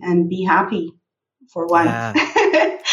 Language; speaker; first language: English; non-native, fluent; Russian